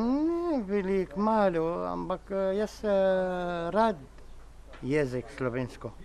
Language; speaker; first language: Slovenian; non-native, learner; Arabic